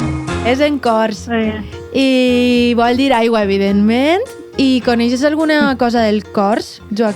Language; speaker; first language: Catalan; native; Catalan